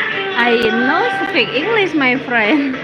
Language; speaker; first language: English; non-native, learner; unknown